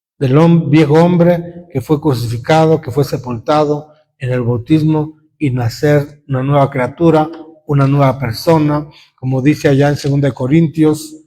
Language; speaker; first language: Spanish; native; Spanish